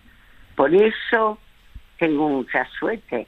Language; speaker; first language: Spanish; early bilingual, other home language; French